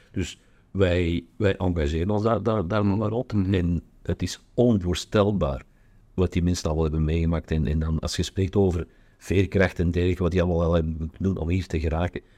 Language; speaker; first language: Dutch; native; Dutch